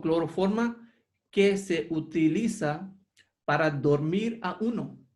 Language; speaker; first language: Spanish; non-native, fluent; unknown